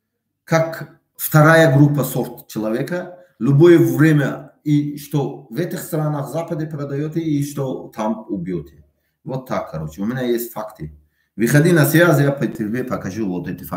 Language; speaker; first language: Russian; non-native, fluent; Tajik